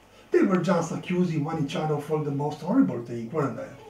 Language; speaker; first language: English; non-native, fluent; Italian